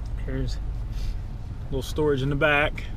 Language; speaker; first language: English; native; English